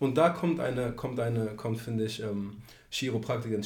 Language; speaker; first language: German; native; German